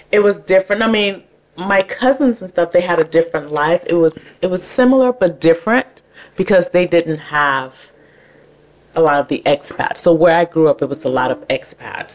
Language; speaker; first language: English; native; English